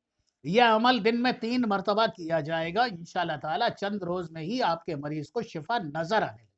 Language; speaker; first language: Urdu; native; Urdu